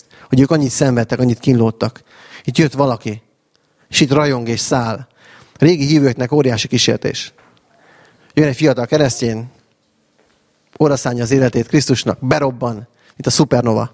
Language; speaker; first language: Hungarian; native; Hungarian